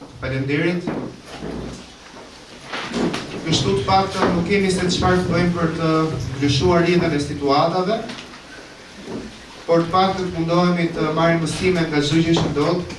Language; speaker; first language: Albanian; native; Albanian